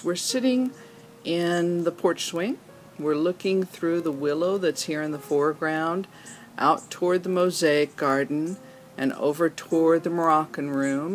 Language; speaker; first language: English; native; English